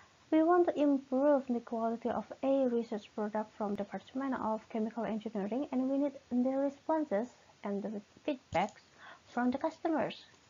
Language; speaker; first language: English; non-native, fluent; Indonesian